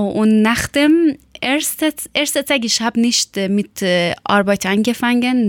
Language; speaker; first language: German; non-native, learner; Persian